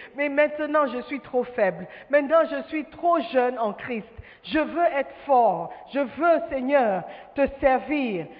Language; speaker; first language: French; non-native, fluent; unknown